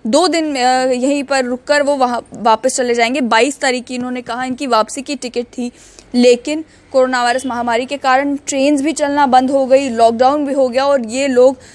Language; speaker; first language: Hindi; native; Hindi